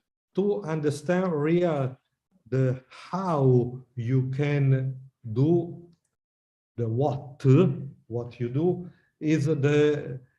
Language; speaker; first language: English; non-native, learner; Italian